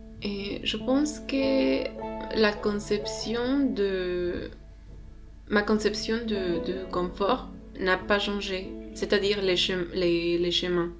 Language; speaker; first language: French; non-native, learner; Spanish